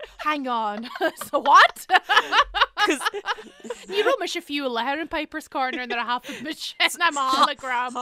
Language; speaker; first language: Irish; native; Irish